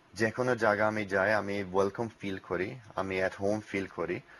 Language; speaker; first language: Bangla; non-native, learner; English